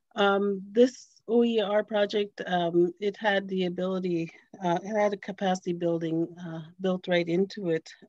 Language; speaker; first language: English; native; English